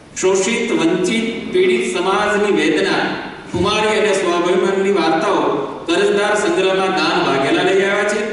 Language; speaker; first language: Gujarati; native; Gujarati